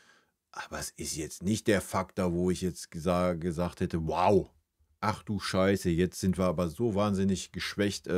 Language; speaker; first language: German; native; German